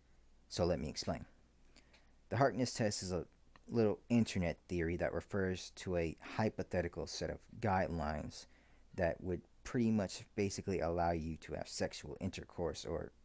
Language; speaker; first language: English; native; English